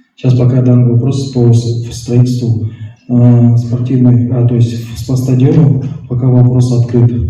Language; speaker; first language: Russian; non-native, local second language; Kazakh